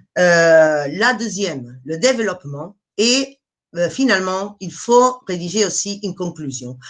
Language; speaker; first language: French; non-native, fluent; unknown